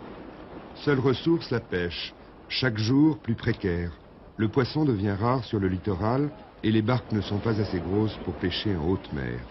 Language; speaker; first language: French; native; French